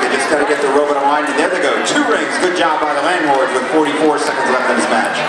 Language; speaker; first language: English; native; English